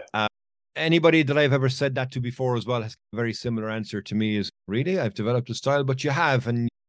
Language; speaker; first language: English; native; English